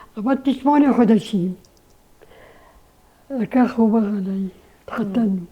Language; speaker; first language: Hebrew; non-native, learner; Arabic